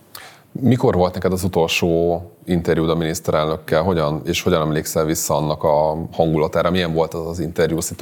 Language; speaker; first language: Hungarian; native; Hungarian